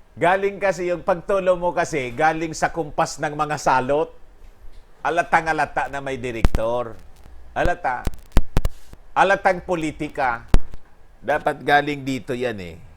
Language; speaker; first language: Filipino; non-native, local second language; Bikol